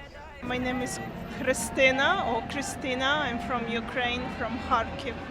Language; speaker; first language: English; non-native, learner; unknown